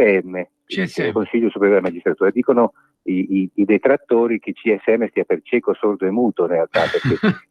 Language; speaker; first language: Italian; native; Italian